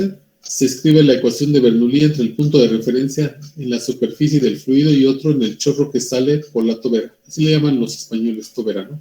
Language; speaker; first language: Spanish; native; Spanish